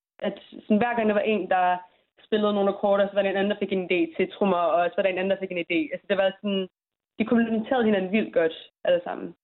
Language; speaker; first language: Danish; early bilingual, heritage; English